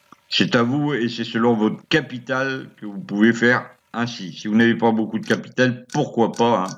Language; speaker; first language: French; native; French